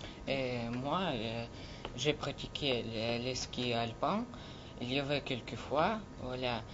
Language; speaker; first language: French; non-native, learner; Russian